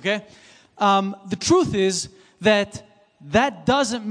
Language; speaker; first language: English; non-native, fluent; Swiss German